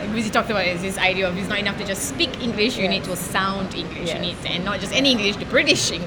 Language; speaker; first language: English; non-native, local second language; Malay